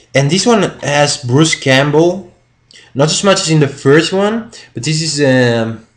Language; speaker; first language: English; non-native, fluent; Spanish